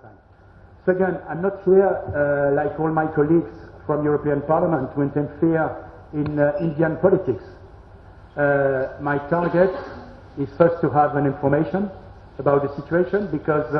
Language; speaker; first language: English; non-native, learner; French